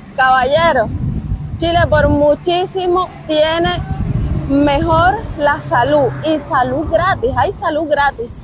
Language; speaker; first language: Spanish; native; Spanish